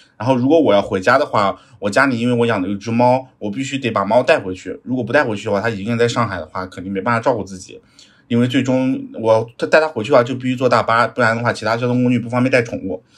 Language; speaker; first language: Chinese; native; Chinese